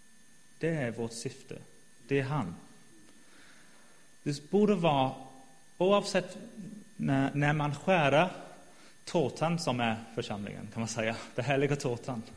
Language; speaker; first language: Swedish; non-native, fluent; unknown